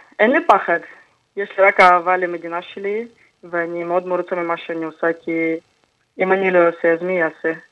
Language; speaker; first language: Hebrew; non-native, fluent; Russian